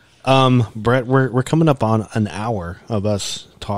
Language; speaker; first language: English; native; English